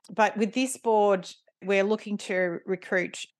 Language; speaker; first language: English; native; English